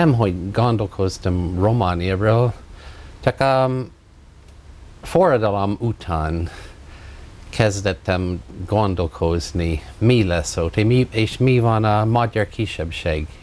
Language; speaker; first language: Hungarian; non-native, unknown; English